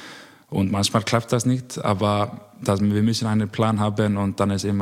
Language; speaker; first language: German; non-native, learner; Icelandic